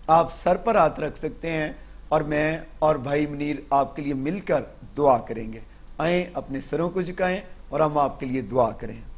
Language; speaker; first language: Urdu; non-native, local second language; Punjabi